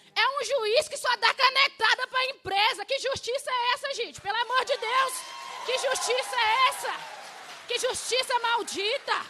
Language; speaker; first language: Portuguese; native; Portuguese